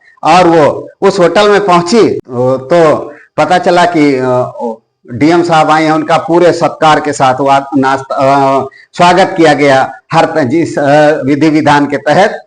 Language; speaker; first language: Hindi; native; Hindi